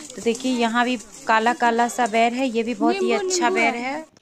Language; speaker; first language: Hindi; native; Hindi